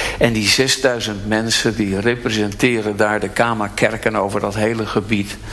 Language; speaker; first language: Dutch; native; Dutch